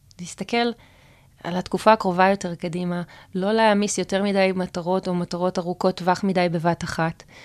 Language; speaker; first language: Hebrew; native; Hebrew